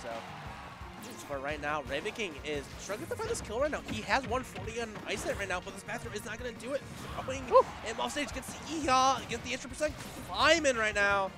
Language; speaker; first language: English; native; English